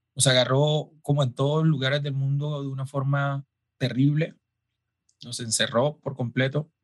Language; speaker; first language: Spanish; native; Spanish